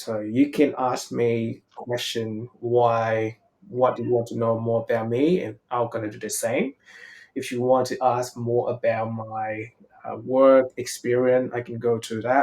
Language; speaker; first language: English; non-native, fluent; Vietnamese